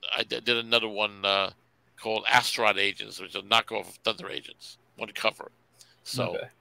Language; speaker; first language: English; native; English